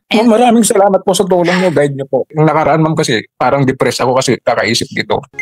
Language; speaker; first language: Filipino; non-native, local second language; Iloko